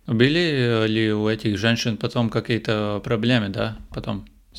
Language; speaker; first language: Russian; non-native, local second language; Latvian